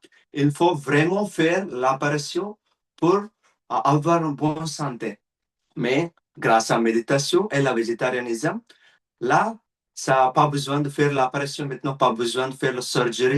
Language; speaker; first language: French; non-native, learner; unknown